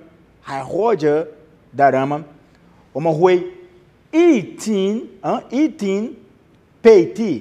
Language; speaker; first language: Chinese; non-native, learner; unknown